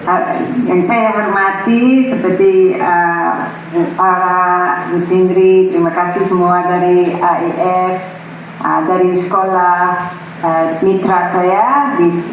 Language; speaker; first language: Indonesian; non-native, fluent; English